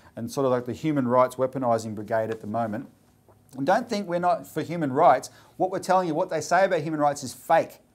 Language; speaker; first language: English; native; English